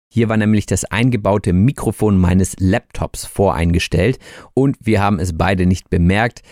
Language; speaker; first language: German; native; German